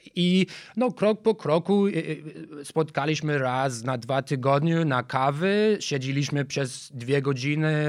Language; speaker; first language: Polish; non-native, fluent; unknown